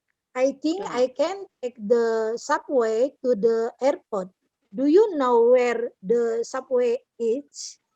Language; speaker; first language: English; non-native, learner; Indonesian